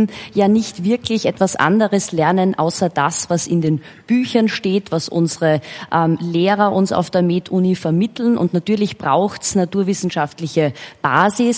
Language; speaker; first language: German; native; German